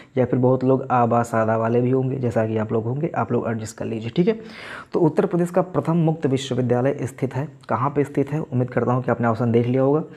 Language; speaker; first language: Hindi; native; Hindi